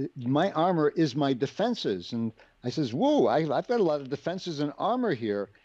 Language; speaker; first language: English; native; English